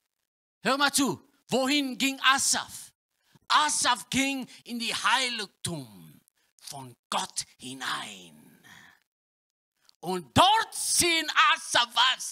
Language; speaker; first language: German; non-native, learner; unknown